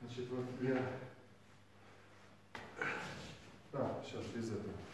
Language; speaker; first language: Russian; native; Russian